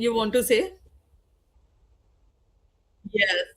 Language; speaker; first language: English; non-native, fluent; Hindi